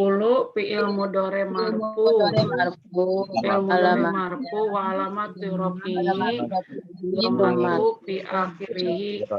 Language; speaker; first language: Arabic; non-native, learner; Indonesian